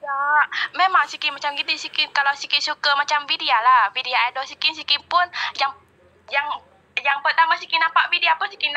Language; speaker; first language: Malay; non-native, learner; Vietnamese